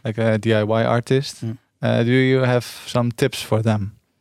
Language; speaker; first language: English; non-native, fluent; Dutch